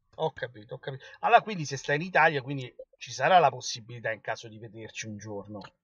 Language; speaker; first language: Italian; native; Italian